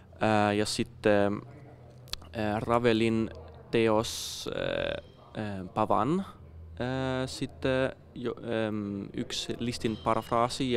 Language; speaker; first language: Finnish; non-native, fluent; Danish